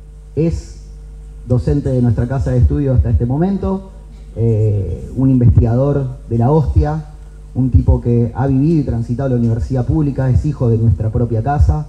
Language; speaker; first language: Spanish; native; Spanish